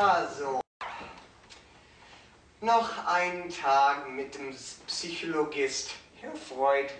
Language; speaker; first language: German; non-native, fluent; English